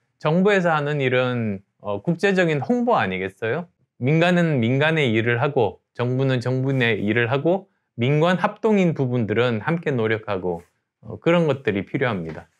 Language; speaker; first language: Korean; native; Korean